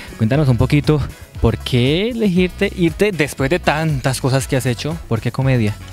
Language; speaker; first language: Spanish; native; Spanish